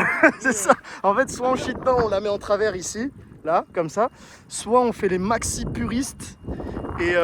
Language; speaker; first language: French; native; French